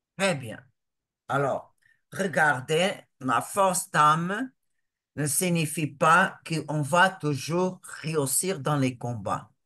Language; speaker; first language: French; non-native, fluent; Portuguese